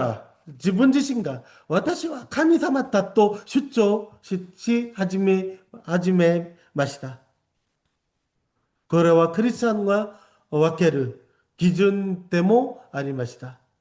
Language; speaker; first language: Japanese; non-native, fluent; Korean